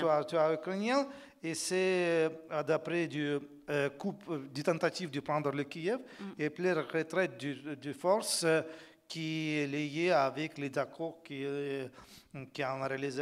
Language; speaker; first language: French; non-native, fluent; Ukrainian